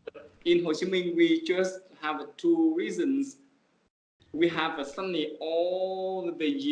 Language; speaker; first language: English; non-native, learner; Vietnamese